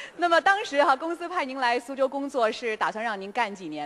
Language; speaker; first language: Chinese; native; Chinese